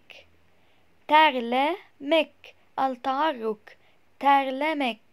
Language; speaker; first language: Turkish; non-native, fluent; Arabic